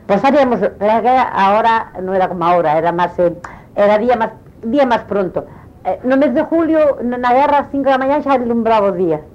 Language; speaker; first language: Spanish; non-native, local second language; Galician